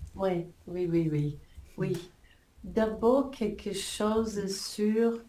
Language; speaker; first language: French; non-native, fluent; English